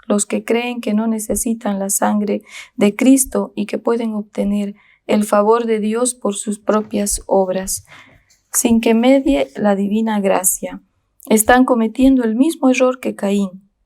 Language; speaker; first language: Spanish; native; Spanish